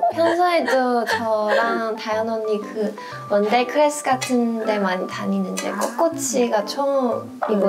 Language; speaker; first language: Korean; non-native, fluent; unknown